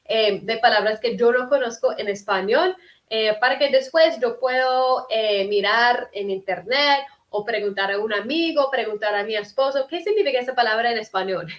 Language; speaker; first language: Spanish; early bilingual, heritage; Spanish